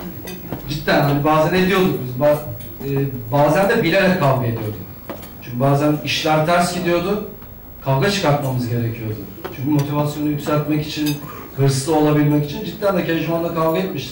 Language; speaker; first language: Turkish; native; Turkish